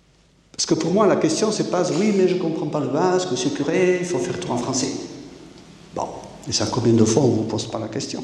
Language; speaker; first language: French; native; French